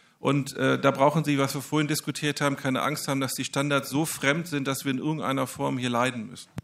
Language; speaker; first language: German; native; German